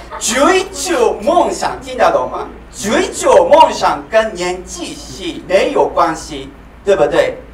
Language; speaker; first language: Chinese; non-native, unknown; Japanese